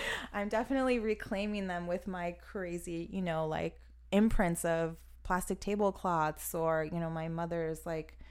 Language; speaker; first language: English; native; English